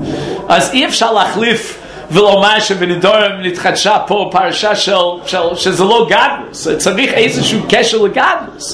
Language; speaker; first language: Hebrew; non-native, fluent; English